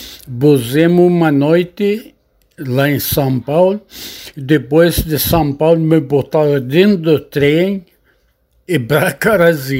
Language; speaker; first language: Portuguese; non-native, learner; Arabic